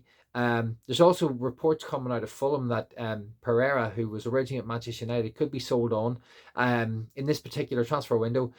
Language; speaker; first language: English; native; English